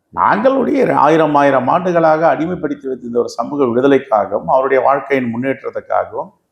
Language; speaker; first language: Tamil; native; Tamil